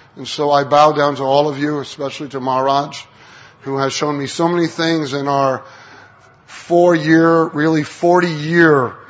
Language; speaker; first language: English; native; English